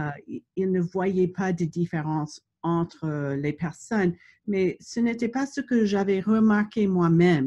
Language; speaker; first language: French; non-native, fluent; English